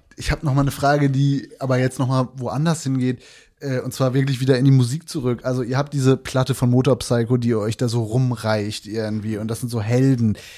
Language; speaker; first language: German; native; German